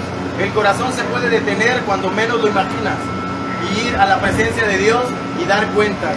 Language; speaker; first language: Spanish; native; Spanish